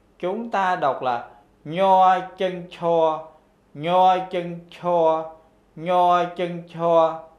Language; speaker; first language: Vietnamese; non-native, local second language; Khmer